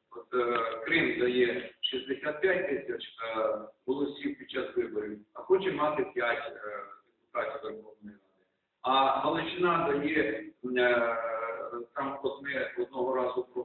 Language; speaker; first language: Ukrainian; native; Ukrainian